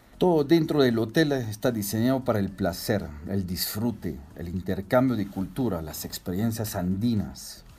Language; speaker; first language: Spanish; non-native, fluent; French